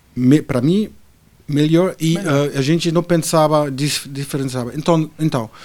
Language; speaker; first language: Portuguese; non-native, fluent; German